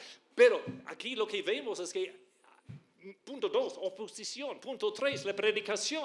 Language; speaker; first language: Spanish; non-native, fluent; English